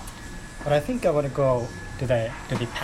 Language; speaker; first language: English; non-native, learner; Japanese